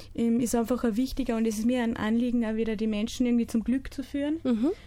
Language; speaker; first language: German; native; German